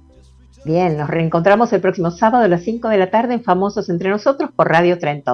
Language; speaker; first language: Spanish; native; Spanish